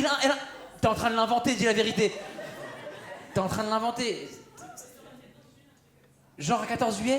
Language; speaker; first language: French; native; French